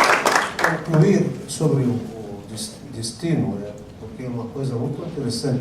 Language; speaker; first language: Portuguese; non-native, fluent; Arabic